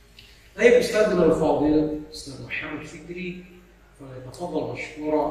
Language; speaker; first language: Arabic; non-native, fluent; Indonesian